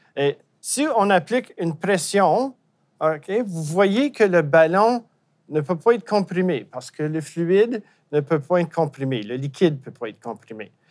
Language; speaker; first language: French; native; French